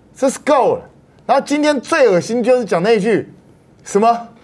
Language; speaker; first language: Chinese; native; Chinese